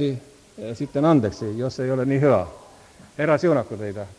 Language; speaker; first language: Finnish; non-native, learner; Estonian